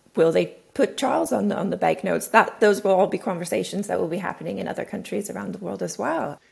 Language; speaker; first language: English; native; English